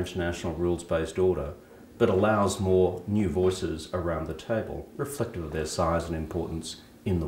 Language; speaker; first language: English; native; English